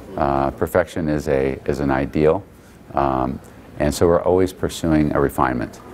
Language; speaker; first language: English; native; English